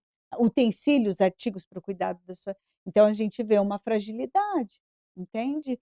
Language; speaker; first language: Portuguese; native; Portuguese